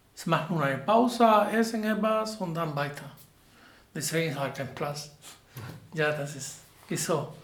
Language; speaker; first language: German; non-native, learner; Spanish